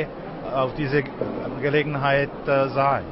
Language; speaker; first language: German; non-native, fluent; Czech